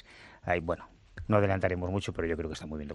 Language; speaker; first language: Spanish; native; Spanish